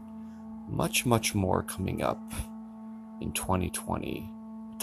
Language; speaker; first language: English; native; English